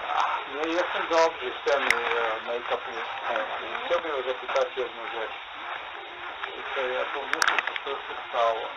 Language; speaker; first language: Polish; non-native, learner; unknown